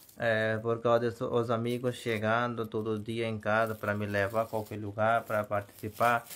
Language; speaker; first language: Portuguese; non-native, learner; Hindi